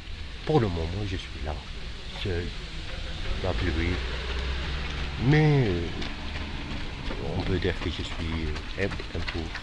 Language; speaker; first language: French; non-native, fluent; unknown